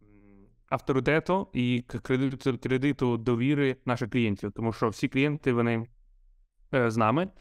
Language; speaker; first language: Ukrainian; non-native, local second language; Russian